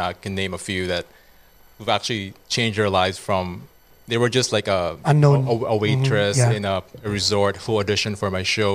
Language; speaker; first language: English; non-native, local second language; Cebuano